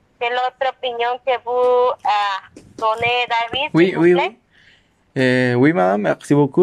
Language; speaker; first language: French; non-native, learner; Spanish